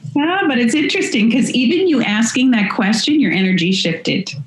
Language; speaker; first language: English; native; English